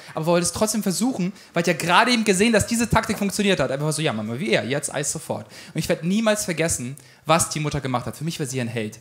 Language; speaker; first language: German; early bilingual, other home language; Ukrainian